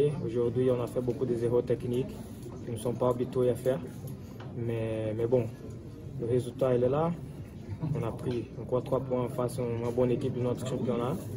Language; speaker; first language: French; non-native, fluent; Portuguese